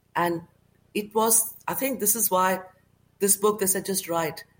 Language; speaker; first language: English; non-native, local second language; Urdu